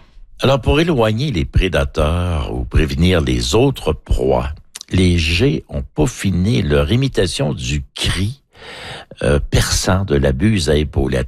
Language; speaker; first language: French; native; French